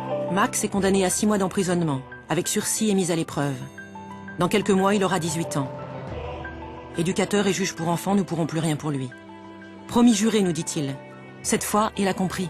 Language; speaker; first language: French; native; French